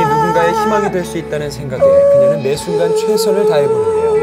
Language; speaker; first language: Korean; native; Korean